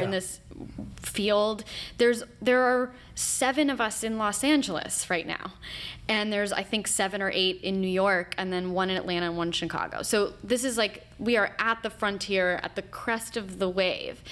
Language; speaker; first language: English; native; English